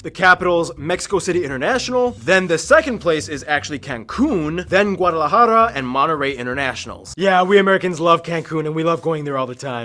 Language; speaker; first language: English; native; English